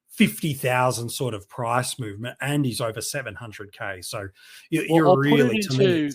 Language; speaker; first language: English; native; English